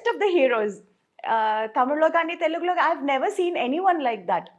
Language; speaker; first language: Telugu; non-native, fluent; Tamil